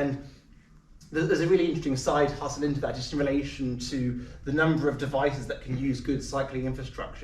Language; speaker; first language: English; native; English